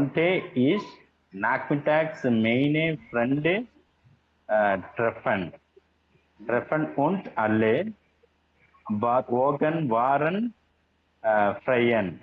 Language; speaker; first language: German; non-native, learner; Tamil